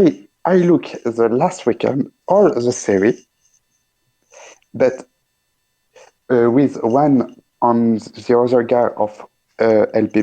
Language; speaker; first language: English; non-native, learner; French